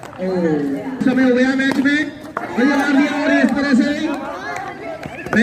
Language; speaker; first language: Hindi; native; Hindi